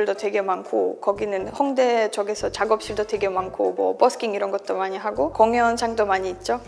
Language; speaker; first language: Korean; non-native, fluent; Polish